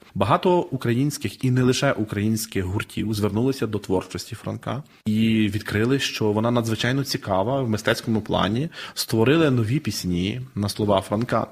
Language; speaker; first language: Ukrainian; native; Ukrainian